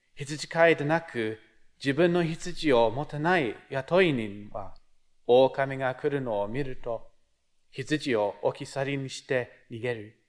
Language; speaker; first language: Japanese; non-native, fluent; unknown